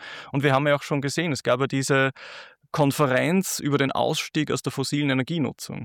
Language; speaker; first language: German; native; German